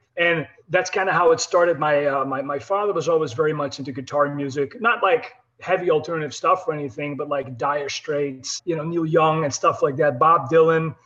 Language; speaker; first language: English; non-native, fluent; Dutch